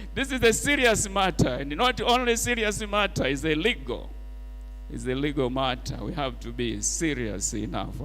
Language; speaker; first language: English; non-native, local second language; Swahili